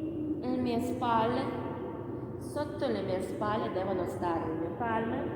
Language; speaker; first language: Italian; non-native, learner; Russian